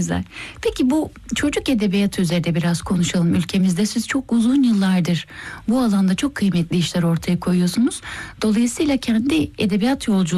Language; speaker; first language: Turkish; native; Turkish